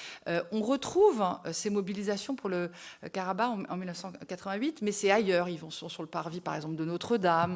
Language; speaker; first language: French; native; French